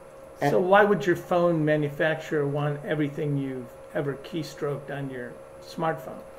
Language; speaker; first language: English; native; English